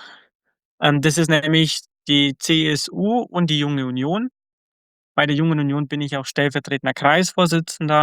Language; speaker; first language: German; early bilingual, other home language; Croatian